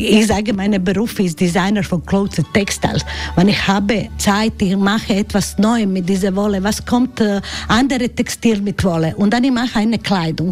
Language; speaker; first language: German; non-native, learner; Croatian